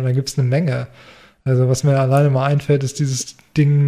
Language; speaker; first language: German; native; German